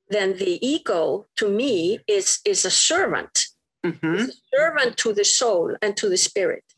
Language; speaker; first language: English; non-native, fluent; Icelandic